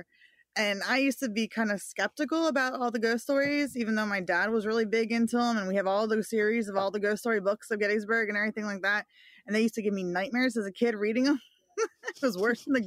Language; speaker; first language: English; native; English